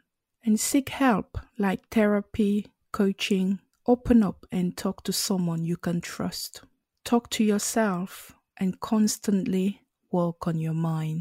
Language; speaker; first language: English; non-native, local second language; French